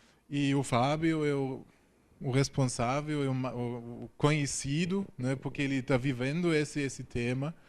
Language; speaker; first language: Portuguese; non-native, fluent; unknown